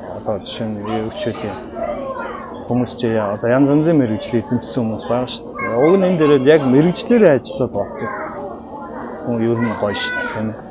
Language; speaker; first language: Mongolian; native; Mongolian